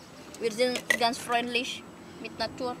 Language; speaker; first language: German; non-native, learner; Indonesian